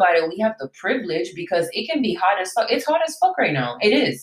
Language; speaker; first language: English; early bilingual, other home language; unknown